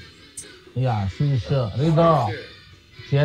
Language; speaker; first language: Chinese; non-native, learner; Indonesian